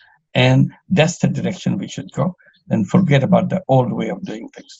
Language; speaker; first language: English; non-native, local second language; Bangla